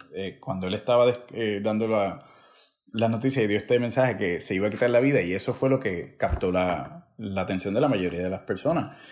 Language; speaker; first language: Spanish; native; Spanish